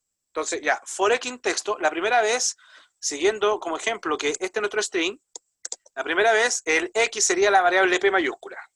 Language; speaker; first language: Spanish; native; Spanish